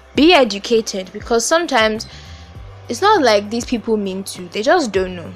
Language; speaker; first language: English; non-native, local second language; Yoruba